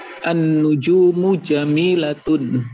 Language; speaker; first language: Arabic; non-native, learner; Indonesian